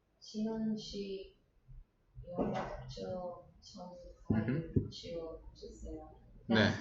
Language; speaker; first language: Korean; non-native, learner; Spanish